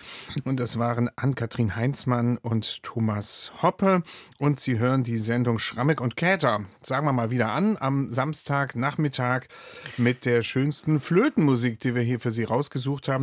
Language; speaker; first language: German; native; German